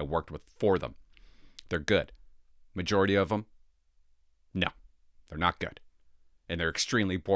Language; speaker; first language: English; native; English